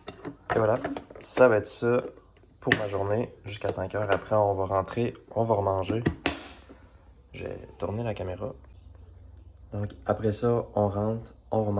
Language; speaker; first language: French; native; French